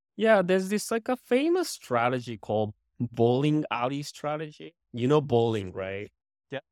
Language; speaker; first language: English; non-native, fluent; Japanese